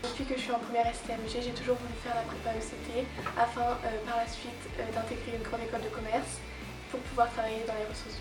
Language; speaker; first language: French; native; French